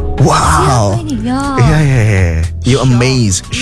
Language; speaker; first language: English; non-native, learner; Indonesian